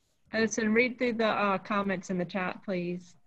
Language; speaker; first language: English; native; English